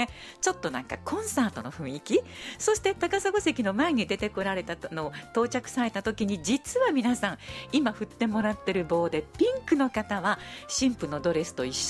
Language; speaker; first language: Japanese; native; Japanese